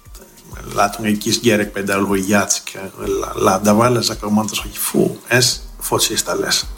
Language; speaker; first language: Hungarian; non-native, learner; Greek